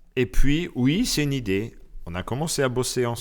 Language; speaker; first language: French; non-native, local second language; Luxembourgish